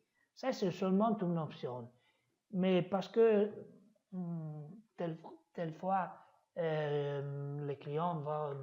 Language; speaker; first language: French; non-native, fluent; Italian